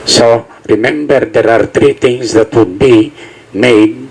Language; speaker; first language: English; non-native, local second language; Filipino